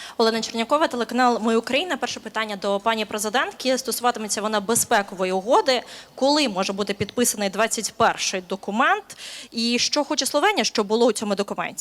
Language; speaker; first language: Ukrainian; native; Ukrainian